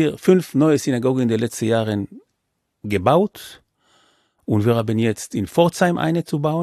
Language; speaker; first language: German; non-native, fluent; Hebrew